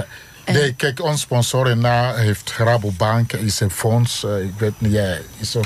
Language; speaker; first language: Dutch; non-native, learner; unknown